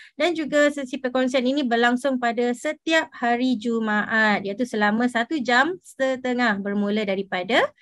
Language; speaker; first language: Malay; native; Malay